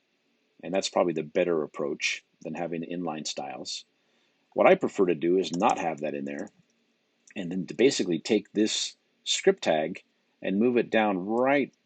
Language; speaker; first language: English; native; English